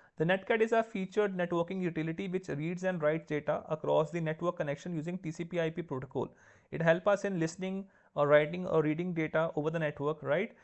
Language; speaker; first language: English; non-native, local second language; Punjabi